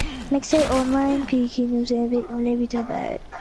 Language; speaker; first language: French; early bilingual, heritage; French